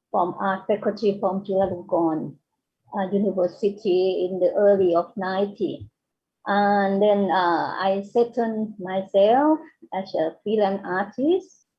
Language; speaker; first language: English; non-native, fluent; Thai